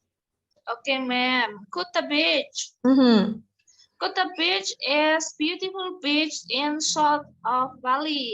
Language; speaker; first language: English; non-native, learner; Indonesian